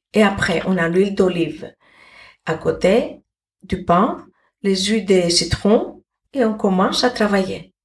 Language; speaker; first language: French; non-native, fluent; Greek